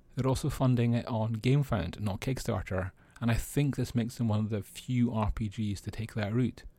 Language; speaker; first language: English; native; English